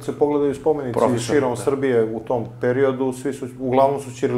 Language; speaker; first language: Serbian; native; Serbian